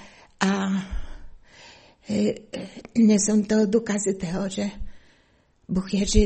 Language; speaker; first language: Czech; non-native, fluent; Polish